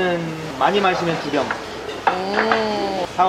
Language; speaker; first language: Korean; native; Korean